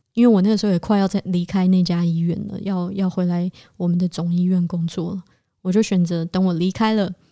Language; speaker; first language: Chinese; native; Chinese